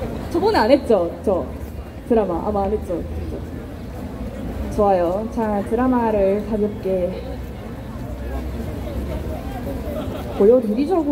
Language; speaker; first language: Korean; non-native, fluent; Japanese